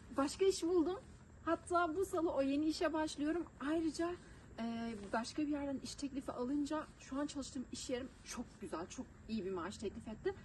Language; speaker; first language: Turkish; native; Turkish